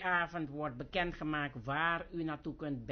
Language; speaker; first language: Dutch; native; Dutch